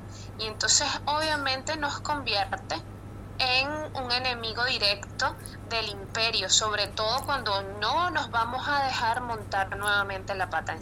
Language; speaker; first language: Spanish; native; Spanish